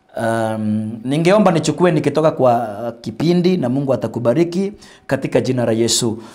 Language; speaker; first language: Swahili; non-native, local second language; Meru